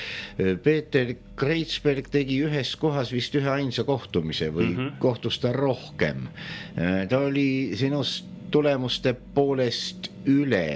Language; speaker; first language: Estonian; native; Estonian